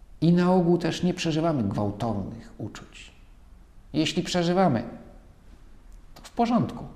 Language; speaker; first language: Polish; native; Polish